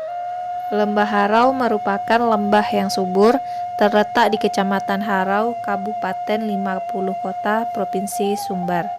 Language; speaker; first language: Indonesian; native; Indonesian